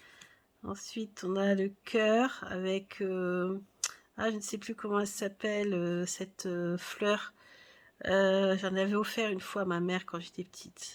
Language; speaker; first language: French; native; French